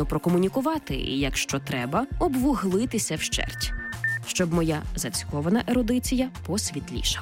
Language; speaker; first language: Ukrainian; native; Ukrainian